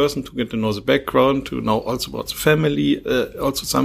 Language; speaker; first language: English; non-native, fluent; German